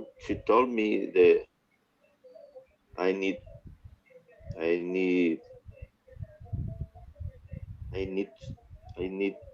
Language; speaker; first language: English; non-native, learner; Spanish